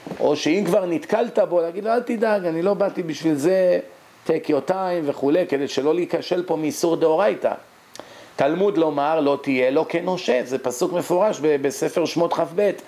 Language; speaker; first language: Hebrew; native; Hebrew